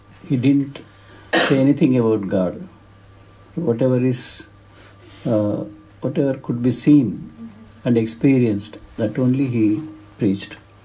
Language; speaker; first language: English; non-native, local second language; Kannada